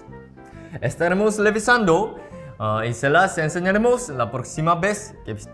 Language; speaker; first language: Spanish; non-native, learner; Korean